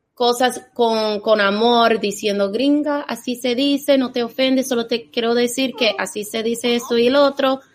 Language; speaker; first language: Spanish; non-native, fluent; English